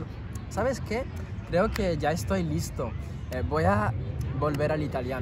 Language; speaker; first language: Spanish; non-native, fluent; French